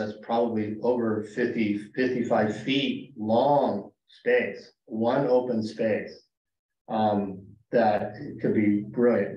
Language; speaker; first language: English; native; English